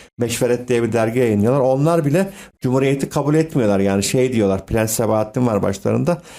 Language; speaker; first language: Turkish; native; Turkish